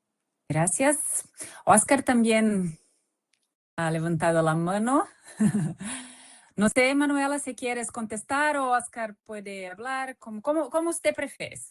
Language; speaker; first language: Spanish; non-native, fluent; Portuguese